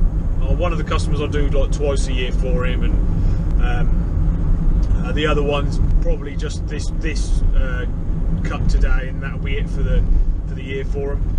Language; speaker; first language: English; native; English